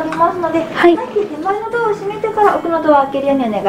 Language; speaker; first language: Japanese; native; Japanese